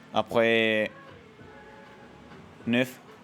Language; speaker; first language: French; non-native, learner; Spanish